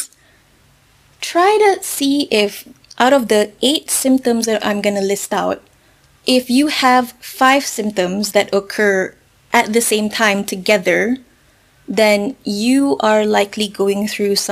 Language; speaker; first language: English; non-native, local second language; Malay